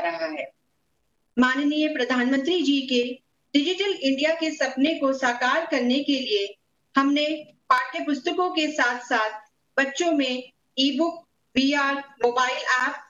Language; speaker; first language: Hindi; native; Hindi